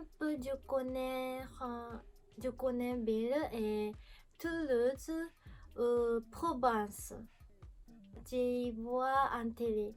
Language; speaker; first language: French; non-native, learner; Japanese